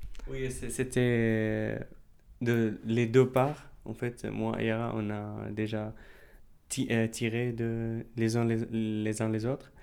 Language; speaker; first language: French; non-native, fluent; Arabic